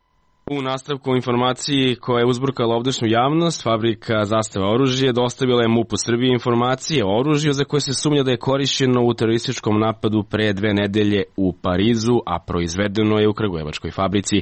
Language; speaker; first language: Serbian; native; Serbian